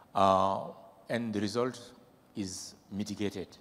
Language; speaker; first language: English; non-native, fluent; French